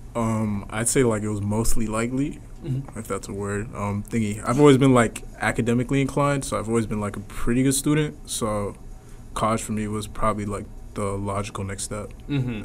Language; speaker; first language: English; native; English